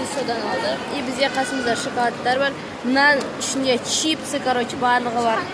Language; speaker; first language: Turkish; non-native, learner; Kazakh